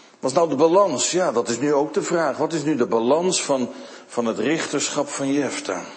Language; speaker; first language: Dutch; native; Dutch